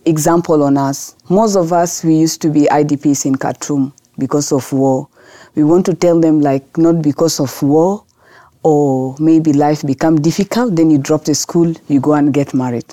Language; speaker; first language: English; non-native, fluent; Arabic